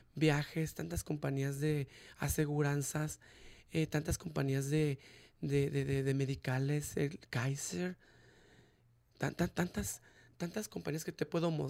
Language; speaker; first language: Spanish; native; Spanish